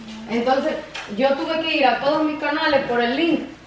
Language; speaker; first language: Spanish; native; Spanish